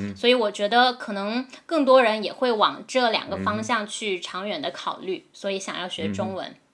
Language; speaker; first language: Chinese; native; Chinese